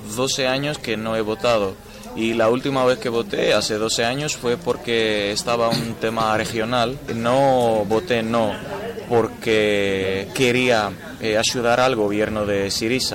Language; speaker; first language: Spanish; non-native, fluent; Greek